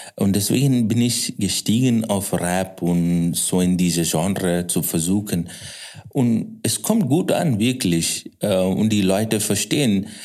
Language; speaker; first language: German; non-native, fluent; Kannada